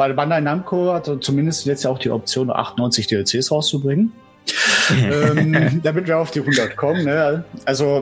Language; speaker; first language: German; native; German